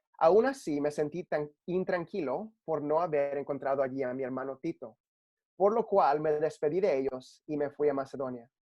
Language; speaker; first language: Spanish; early bilingual, heritage; Spanish